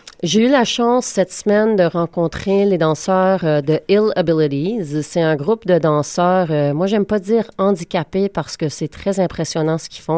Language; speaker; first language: French; native; French